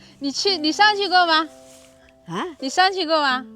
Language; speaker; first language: Chinese; native; Chinese